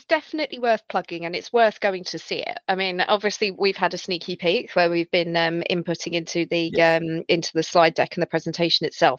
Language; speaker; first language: English; native; English